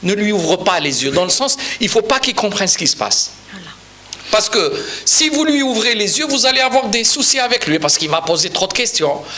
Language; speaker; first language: French; non-native, local second language; Arabic